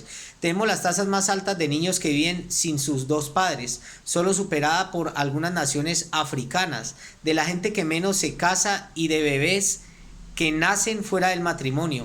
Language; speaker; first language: Spanish; native; Spanish